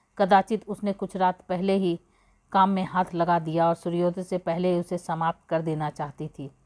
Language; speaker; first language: Hindi; native; Hindi